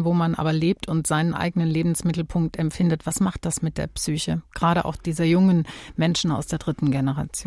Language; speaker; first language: German; native; German